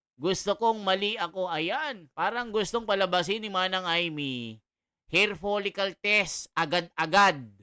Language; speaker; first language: Filipino; native; Filipino